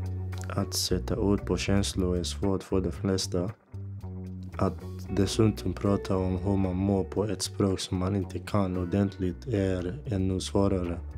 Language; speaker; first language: Swedish; non-native, fluent; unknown